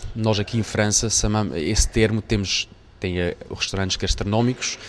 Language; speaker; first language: Portuguese; non-native, fluent; Dutch